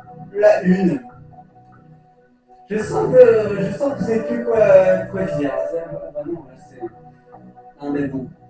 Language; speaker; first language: French; native; French